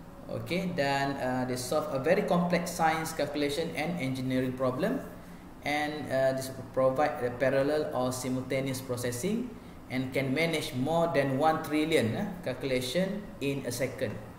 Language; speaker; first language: English; non-native, local second language; Malay